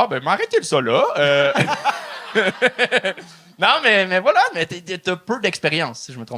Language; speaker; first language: French; native; French